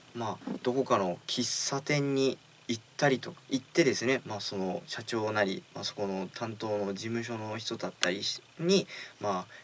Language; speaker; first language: Japanese; native; Japanese